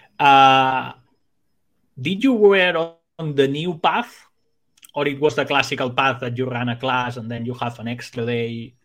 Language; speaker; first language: English; non-native, fluent; Spanish